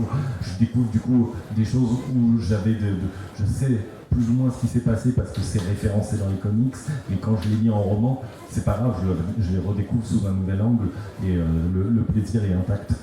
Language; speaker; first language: French; native; French